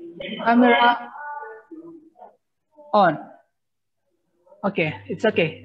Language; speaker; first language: English; non-native, fluent; Indonesian